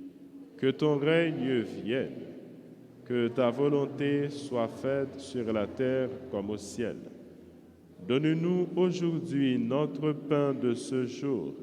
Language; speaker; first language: French; non-native, local second language; Haitian Creole